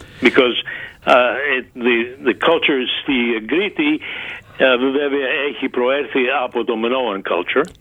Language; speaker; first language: Greek; early bilingual, heritage; Greek